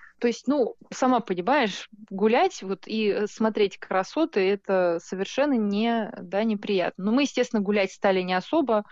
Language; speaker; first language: Russian; native; Russian